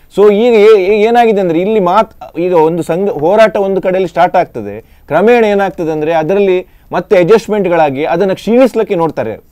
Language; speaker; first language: Kannada; non-native, local second language; Tulu